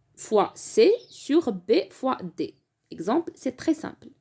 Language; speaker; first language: French; non-native, local second language; Arabic